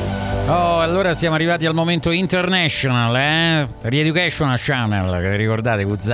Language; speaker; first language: Italian; native; Italian